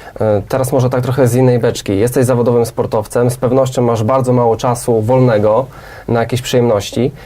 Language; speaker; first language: Polish; native; Polish